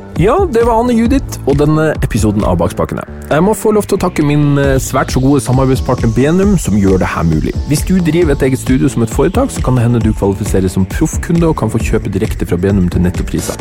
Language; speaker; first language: Norwegian; native; Norwegian